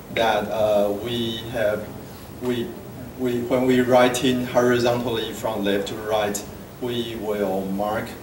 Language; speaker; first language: English; non-native, fluent; Chinese